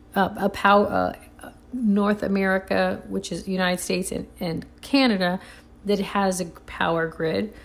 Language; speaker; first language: English; early bilingual, other home language; Spanish